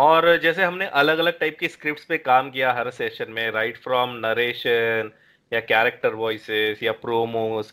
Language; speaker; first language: Hindi; native; Hindi